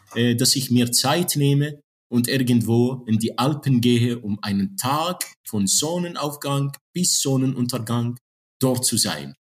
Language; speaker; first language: German; non-native, fluent; Arabic